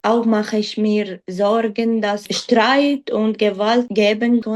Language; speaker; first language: German; non-native, learner; Arabic